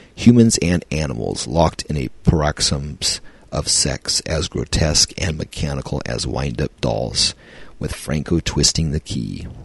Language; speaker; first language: English; native; English